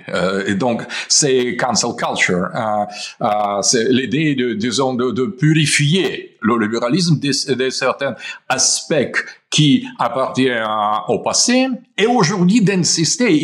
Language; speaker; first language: French; non-native, fluent; Russian